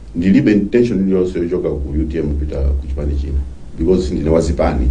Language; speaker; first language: Nyanja; non-native, local second language; Tumbuka